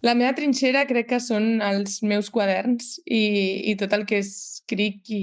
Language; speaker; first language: Catalan; native; Catalan